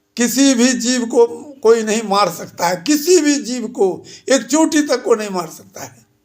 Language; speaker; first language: Hindi; native; Hindi